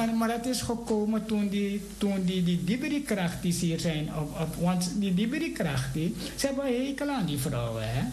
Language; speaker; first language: Dutch; native; Dutch